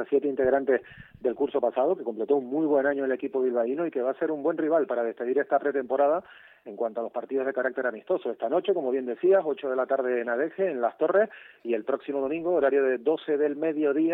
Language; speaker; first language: Spanish; native; Spanish